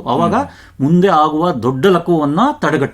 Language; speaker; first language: Kannada; native; Kannada